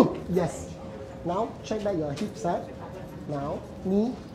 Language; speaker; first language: English; non-native, local second language; Chinese